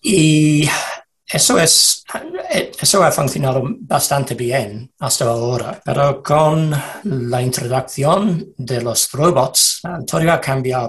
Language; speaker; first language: Spanish; non-native, learner; English